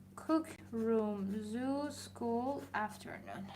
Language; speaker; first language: English; non-native, fluent; Persian